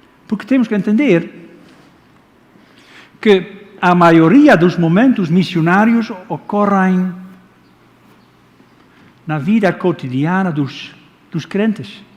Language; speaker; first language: Portuguese; non-native, fluent; Dutch